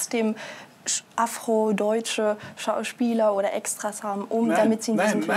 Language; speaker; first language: German; non-native, fluent; French